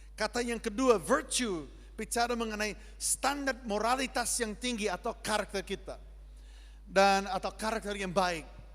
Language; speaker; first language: Indonesian; non-native, fluent; English